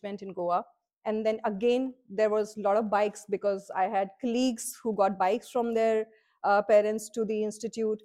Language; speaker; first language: English; non-native, local second language; Hindi